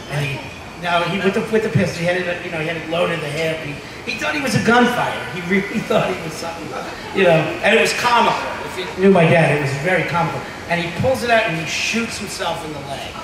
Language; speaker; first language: English; native; English